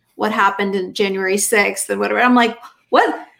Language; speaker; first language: English; native; English